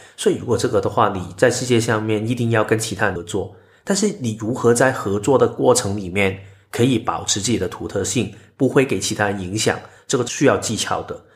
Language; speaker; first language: Chinese; non-native, local second language; Cantonese